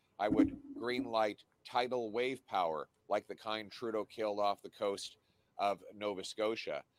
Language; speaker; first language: English; native; English